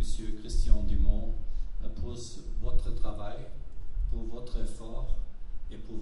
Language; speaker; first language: French; non-native, fluent; German